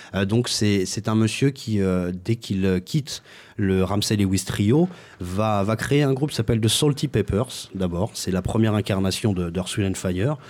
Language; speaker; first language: French; native; French